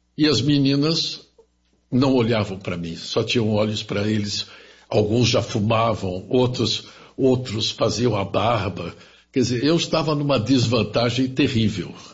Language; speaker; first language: Portuguese; early bilingual, other home language; German